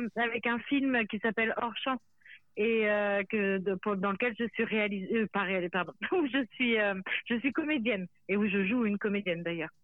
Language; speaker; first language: French; native; French